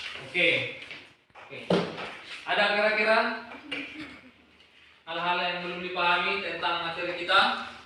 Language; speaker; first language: Indonesian; native; Indonesian